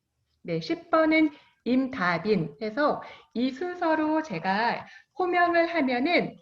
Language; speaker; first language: Korean; native; Korean